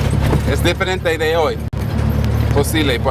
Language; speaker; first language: Spanish; non-native, learner; English